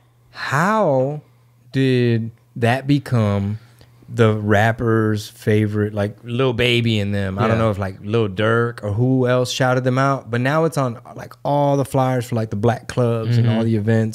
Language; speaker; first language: English; early bilingual, other home language; Spanish